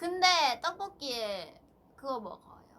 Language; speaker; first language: Korean; non-native, fluent; Thai